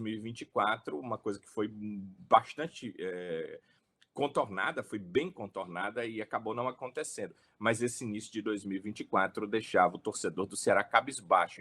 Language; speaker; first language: Portuguese; native; Portuguese